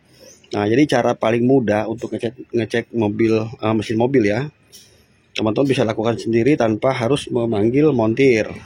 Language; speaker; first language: Indonesian; native; Indonesian